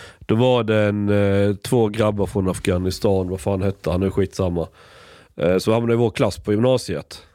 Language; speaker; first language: Swedish; native; Swedish